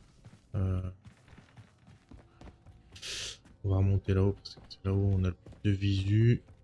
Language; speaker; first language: French; native; French